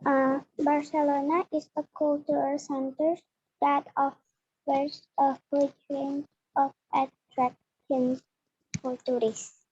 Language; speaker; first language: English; non-native, learner; Indonesian